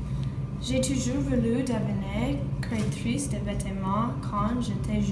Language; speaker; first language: French; non-native, learner; English